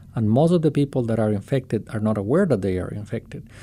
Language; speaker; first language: English; non-native, fluent; Spanish